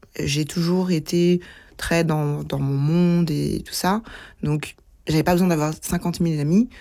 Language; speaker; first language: French; early bilingual, other home language; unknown